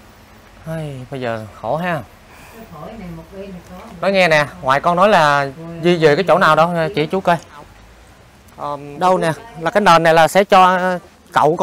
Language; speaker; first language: Vietnamese; native; Vietnamese